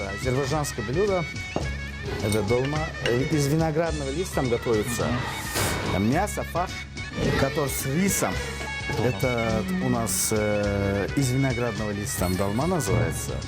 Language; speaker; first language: Russian; non-native, fluent; Azerbaijani